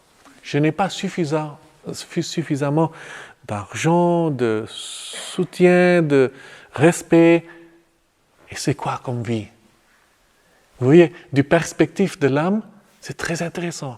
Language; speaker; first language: French; non-native, fluent; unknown